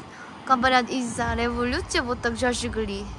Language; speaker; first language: Russian; non-native, learner; Korean